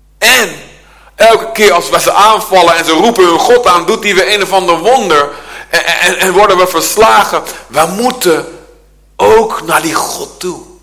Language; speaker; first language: Dutch; native; Dutch